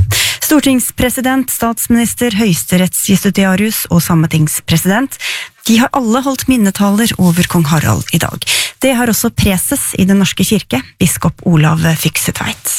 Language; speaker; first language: Norwegian; native; Norwegian